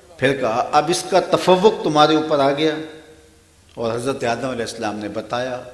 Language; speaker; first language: Urdu; non-native, local second language; Punjabi